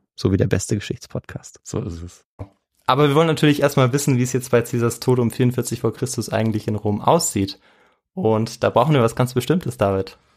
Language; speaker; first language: German; native; German